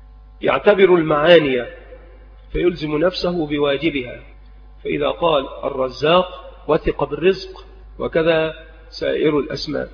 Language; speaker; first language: Arabic; native; Arabic